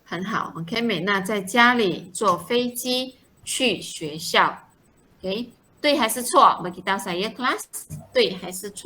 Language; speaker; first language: Chinese; non-native, fluent; Malay